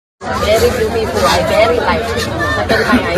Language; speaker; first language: English; non-native, learner; Malay